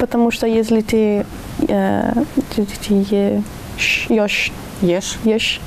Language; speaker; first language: Russian; non-native, learner; Italian